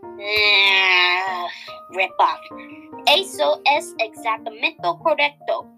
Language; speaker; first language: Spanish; non-native, learner; English